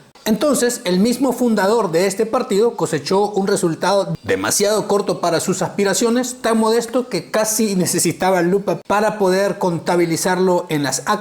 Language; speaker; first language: Spanish; native; Spanish